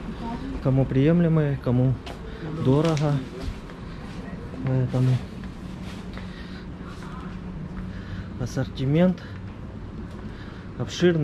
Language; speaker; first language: Russian; native; Russian